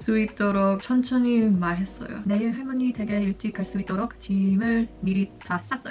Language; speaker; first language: Korean; early bilingual, heritage; Korean